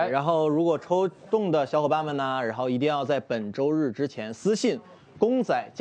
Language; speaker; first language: Chinese; native; Chinese